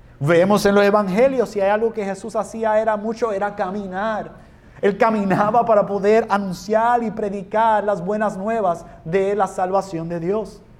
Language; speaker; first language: Spanish; non-native, fluent; English